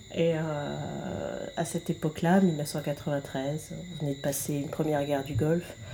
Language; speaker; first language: French; native; French